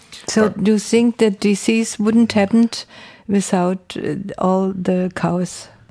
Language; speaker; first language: English; non-native, fluent; German